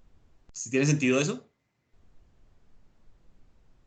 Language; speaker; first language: Spanish; native; Spanish